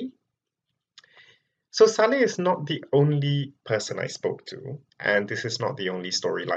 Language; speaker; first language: English; non-native, local second language; Malay